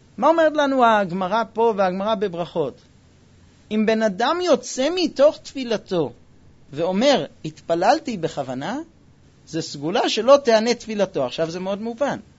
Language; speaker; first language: Hebrew; non-native, fluent; English